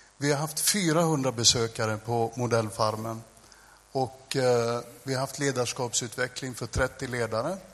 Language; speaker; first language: Swedish; native; Swedish